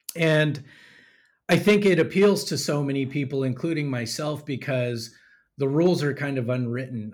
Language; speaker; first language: English; native; English